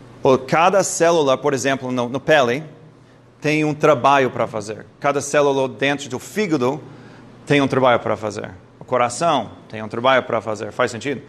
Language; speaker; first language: Portuguese; non-native, fluent; English